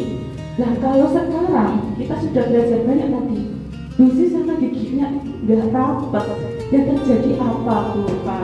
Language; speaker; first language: Indonesian; non-native, local second language; Javanese